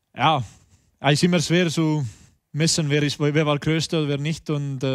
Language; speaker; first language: German; non-native, fluent; Estonian